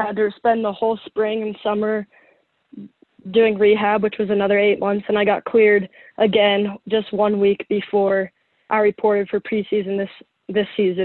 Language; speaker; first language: English; native; English